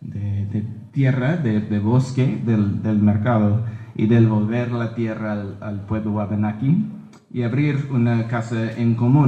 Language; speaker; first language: Spanish; early bilingual, heritage; Spanish